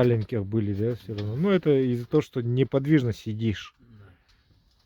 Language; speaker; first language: Russian; native; Russian